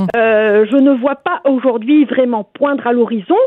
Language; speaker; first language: French; non-native, local second language; Arabic